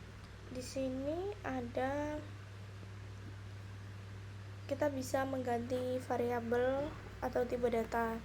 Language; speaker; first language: Indonesian; native; Indonesian